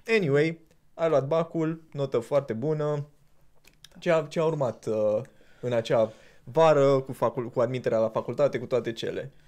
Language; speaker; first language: Romanian; native; Romanian